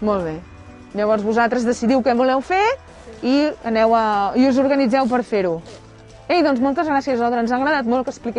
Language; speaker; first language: Catalan; native; Catalan